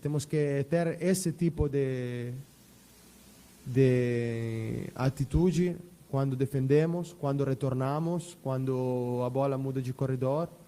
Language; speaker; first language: Portuguese; non-native, fluent; Italian